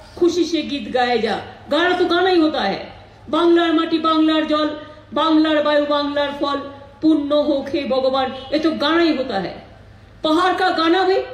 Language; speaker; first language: Hindi; non-native, local second language; Bangla